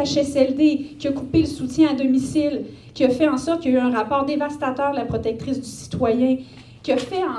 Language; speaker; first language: French; native; French